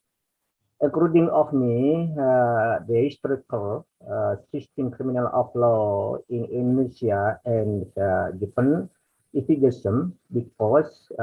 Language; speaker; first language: English; non-native, learner; Indonesian